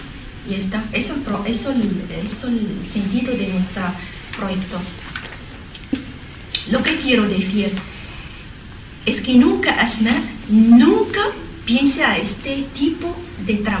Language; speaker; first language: Spanish; non-native, learner; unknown